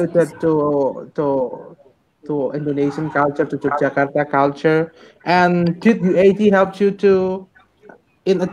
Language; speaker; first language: English; non-native, fluent; Indonesian